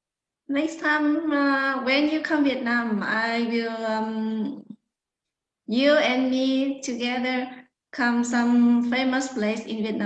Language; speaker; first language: English; non-native, learner; Vietnamese